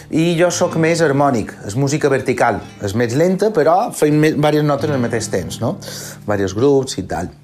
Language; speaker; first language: Catalan; native; Catalan